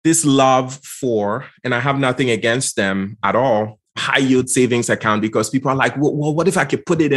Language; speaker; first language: English; non-native, local second language; Akan